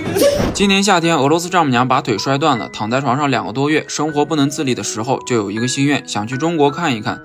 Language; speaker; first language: Chinese; native; Chinese